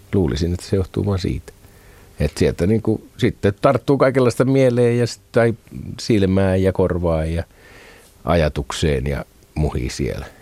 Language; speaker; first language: Finnish; native; Finnish